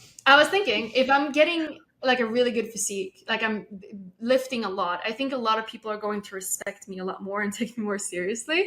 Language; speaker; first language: English; non-native, fluent; Swedish